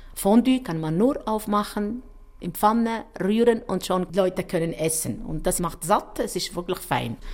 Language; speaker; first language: German; non-native, fluent; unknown